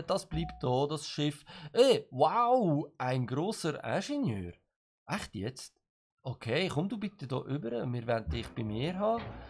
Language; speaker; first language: German; native; German